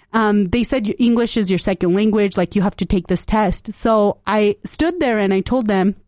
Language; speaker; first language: English; early bilingual, other home language; Punjabi